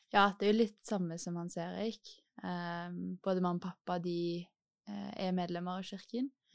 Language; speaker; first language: Norwegian; native; Norwegian